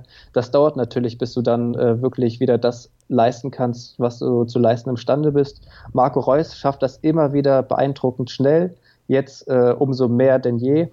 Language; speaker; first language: German; native; German